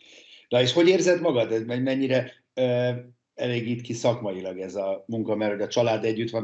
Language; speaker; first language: Hungarian; native; Hungarian